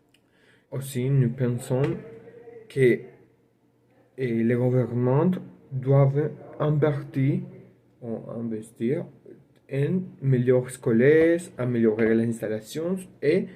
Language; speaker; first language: French; non-native, learner; Spanish